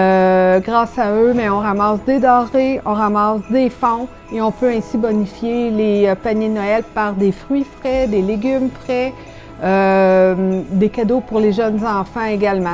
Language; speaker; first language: French; native; French